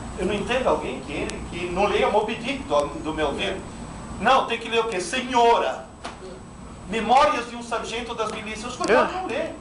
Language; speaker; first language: Portuguese; non-native, fluent; Italian